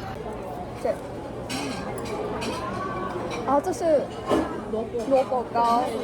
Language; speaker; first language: Chinese; non-native, fluent; Korean